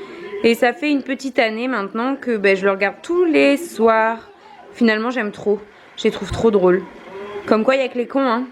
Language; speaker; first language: French; native; French